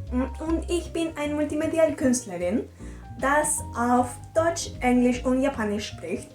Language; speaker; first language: German; non-native, learner; Spanish